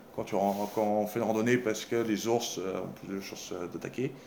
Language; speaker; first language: French; native; French